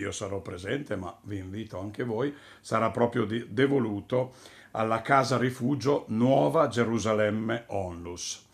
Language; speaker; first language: Italian; native; Italian